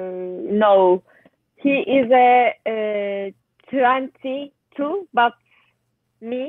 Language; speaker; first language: English; non-native, learner; Turkish